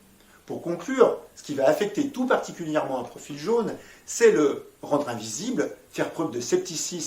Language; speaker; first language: French; native; French